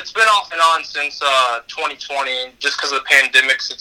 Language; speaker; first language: English; native; English